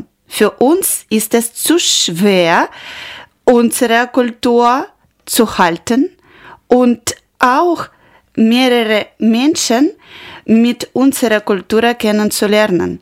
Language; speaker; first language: German; non-native, learner; Ukrainian